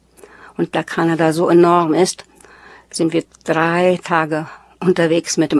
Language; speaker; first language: German; early bilingual, heritage; German